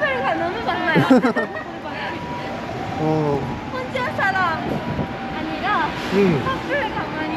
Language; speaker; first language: Korean; non-native, learner; Japanese